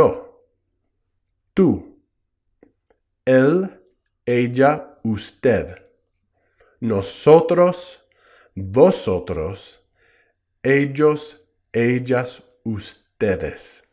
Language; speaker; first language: Spanish; non-native, fluent; English